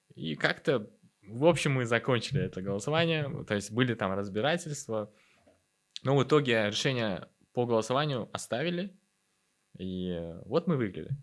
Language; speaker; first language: Russian; non-native, local second language; Uzbek